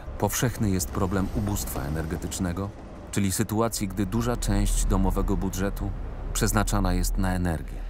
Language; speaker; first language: Polish; native; Polish